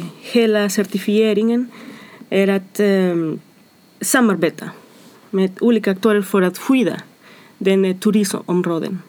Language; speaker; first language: Swedish; non-native, fluent; Spanish